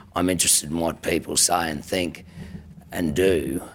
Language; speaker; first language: English; native; English